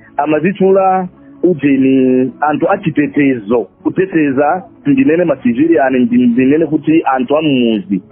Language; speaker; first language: Nyanja; non-native, fluent; Swahili